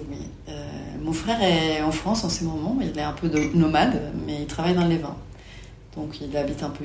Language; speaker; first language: French; non-native, fluent; Spanish